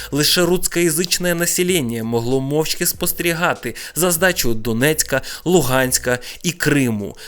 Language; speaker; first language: Ukrainian; non-native, local second language; Russian